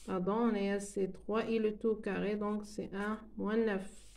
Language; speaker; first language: French; non-native, local second language; Arabic